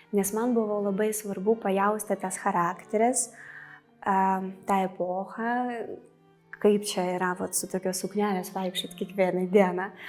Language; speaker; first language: Lithuanian; non-native, fluent; Russian